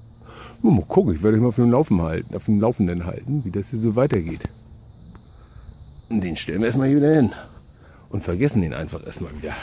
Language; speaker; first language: German; native; German